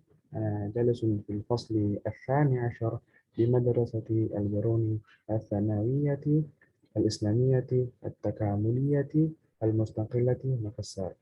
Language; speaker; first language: Arabic; non-native, learner; Indonesian